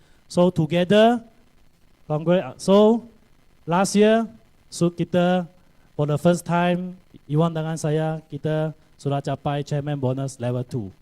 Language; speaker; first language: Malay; non-native, local second language; Chinese